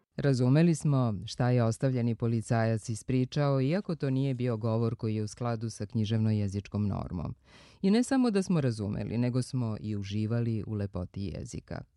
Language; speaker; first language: Serbian; native; Serbian